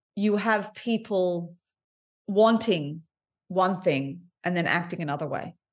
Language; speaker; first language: English; native; English